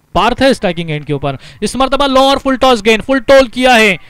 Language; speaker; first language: Hindi; non-native, local second language; Marathi